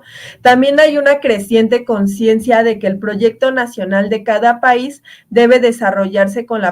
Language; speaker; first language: Spanish; native; Spanish